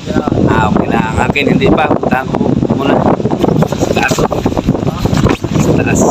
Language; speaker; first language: Filipino; non-native, local second language; Bikol